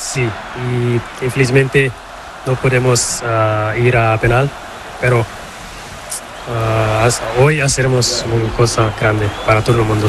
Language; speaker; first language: Spanish; non-native, fluent; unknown